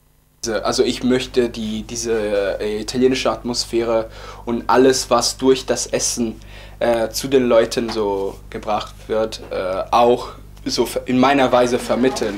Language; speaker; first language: German; non-native, fluent; Italian